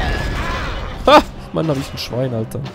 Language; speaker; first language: German; native; German